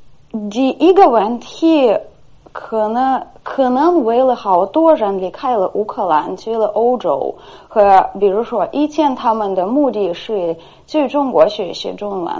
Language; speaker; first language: Chinese; non-native, fluent; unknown